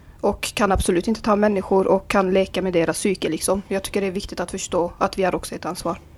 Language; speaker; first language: Swedish; early bilingual, other home language; Azerbaijani